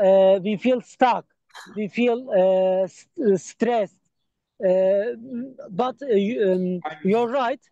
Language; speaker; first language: English; non-native, learner; Turkish